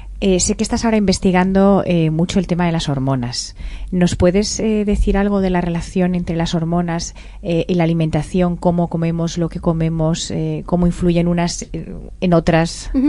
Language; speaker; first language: Spanish; native; Spanish